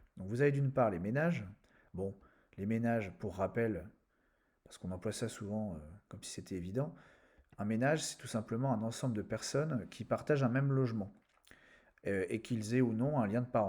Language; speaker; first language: French; native; French